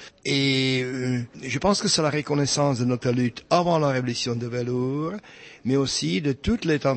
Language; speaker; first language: French; non-native, fluent; Czech